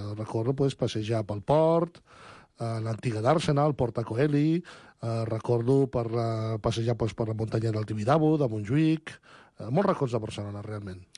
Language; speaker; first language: Catalan; early bilingual, other home language; Spanish